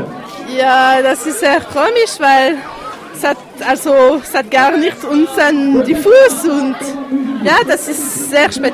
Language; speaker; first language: German; non-native, local second language; French